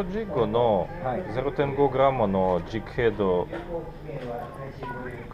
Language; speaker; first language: Japanese; non-native, learner; Russian